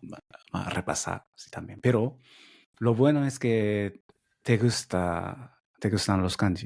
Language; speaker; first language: Spanish; non-native, fluent; Japanese